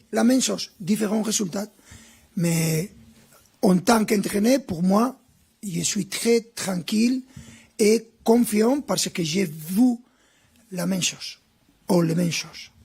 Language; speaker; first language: French; non-native, fluent; Spanish